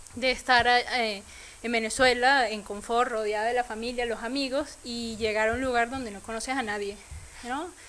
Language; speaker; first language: Spanish; native; Spanish